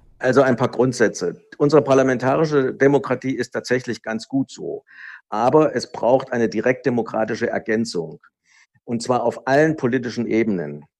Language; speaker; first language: German; native; German